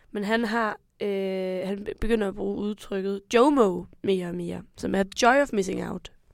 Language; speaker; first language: Danish; native; Danish